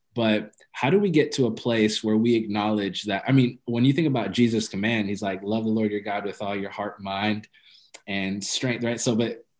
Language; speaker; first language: English; early bilingual, other home language; Amharic